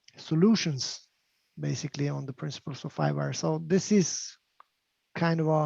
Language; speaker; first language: English; non-native, fluent; Slovenian